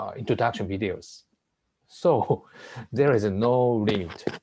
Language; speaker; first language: English; non-native, learner; Japanese